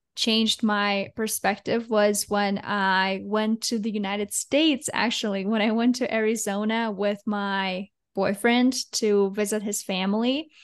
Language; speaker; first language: English; non-native, fluent; Russian